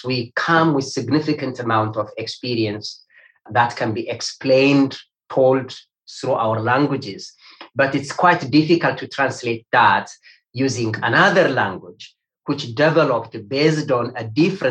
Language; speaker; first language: English; non-native, fluent; Amharic